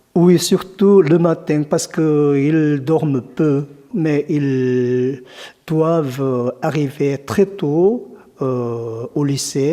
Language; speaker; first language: French; non-native, fluent; Korean